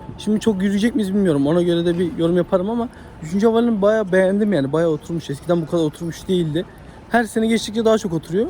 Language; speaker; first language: Turkish; native; Turkish